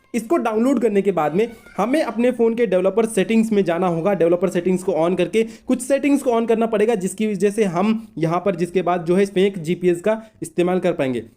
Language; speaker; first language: Hindi; native; Hindi